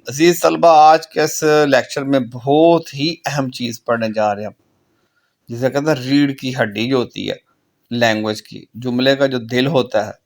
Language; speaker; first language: Urdu; non-native, local second language; Punjabi